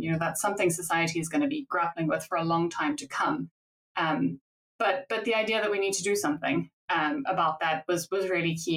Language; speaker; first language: English; native; English